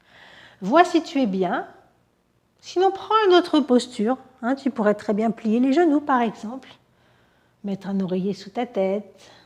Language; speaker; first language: French; native; French